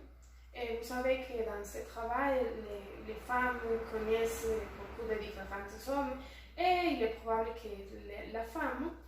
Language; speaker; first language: French; non-native, learner; Spanish